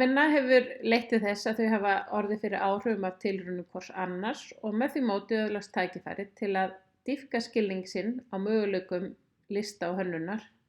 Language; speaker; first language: Icelandic; native; Icelandic